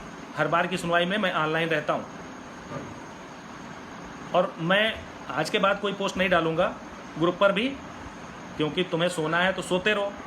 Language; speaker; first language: Hindi; native; Hindi